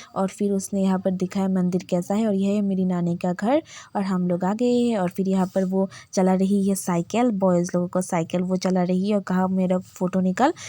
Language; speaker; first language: Hindi; non-native, local second language; Bangla